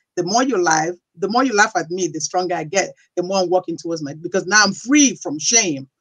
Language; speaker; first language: English; non-native, local second language; Igbo